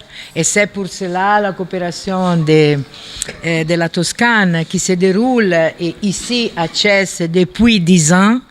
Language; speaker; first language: French; non-native, fluent; Italian